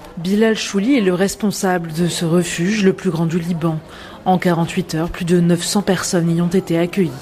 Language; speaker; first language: French; native; French